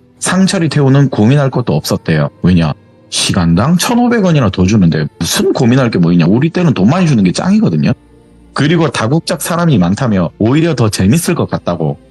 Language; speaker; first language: Korean; native; Korean